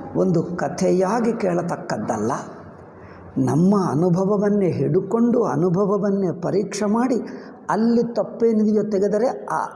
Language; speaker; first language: Kannada; non-native, local second language; Telugu